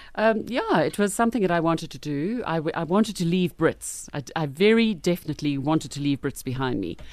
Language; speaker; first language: English; native; English